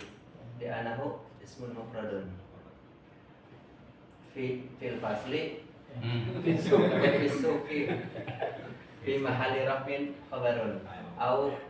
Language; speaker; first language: Arabic; non-native, learner; Indonesian